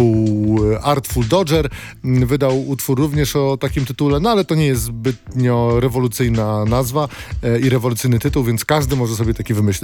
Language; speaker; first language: Polish; native; Polish